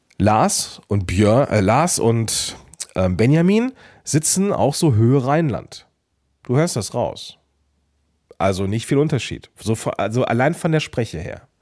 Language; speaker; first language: German; native; German